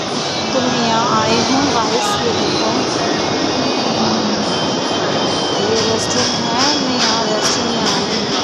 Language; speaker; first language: Hindi; non-native, local second language; Tibetan